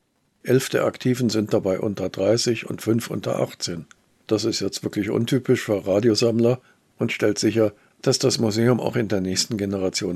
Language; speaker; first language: German; native; German